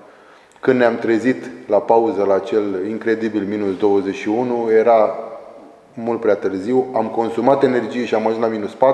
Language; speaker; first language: Romanian; native; Romanian